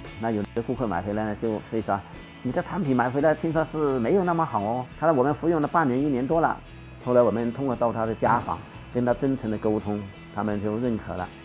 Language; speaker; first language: Chinese; non-native, local second language; Hakka Chinese